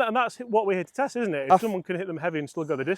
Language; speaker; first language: English; native; English